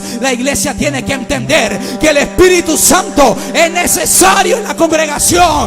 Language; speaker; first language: Spanish; native; Spanish